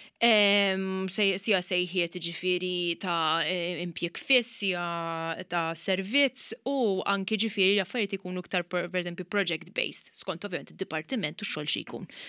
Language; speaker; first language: Maltese; native; Maltese